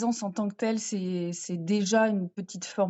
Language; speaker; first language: French; native; French